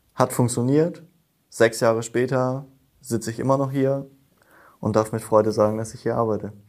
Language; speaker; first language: German; native; German